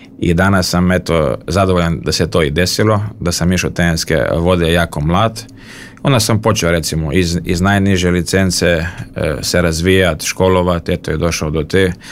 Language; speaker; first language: Serbian; early bilingual, heritage; Bosnian